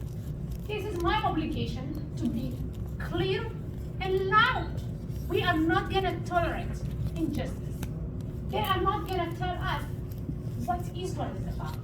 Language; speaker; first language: English; non-native, local second language; Hebrew